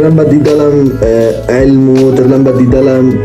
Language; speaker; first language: Indonesian; non-native, learner; Arabic